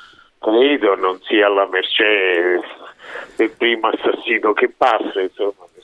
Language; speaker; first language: Italian; native; Italian